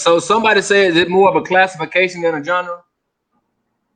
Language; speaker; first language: English; native; English